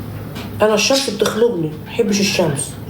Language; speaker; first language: Arabic; native; Arabic